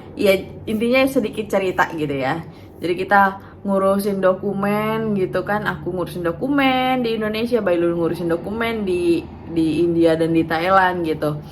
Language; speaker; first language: Indonesian; native; Indonesian